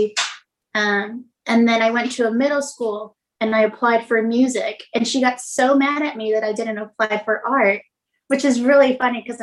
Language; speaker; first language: English; native; English